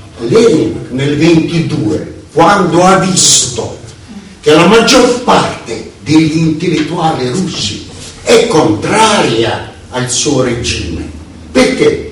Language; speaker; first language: Italian; non-native, fluent; Russian